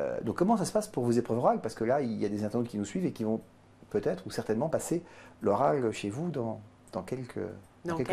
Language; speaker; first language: French; native; French